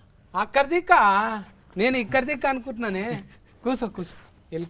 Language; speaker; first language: Telugu; native; Telugu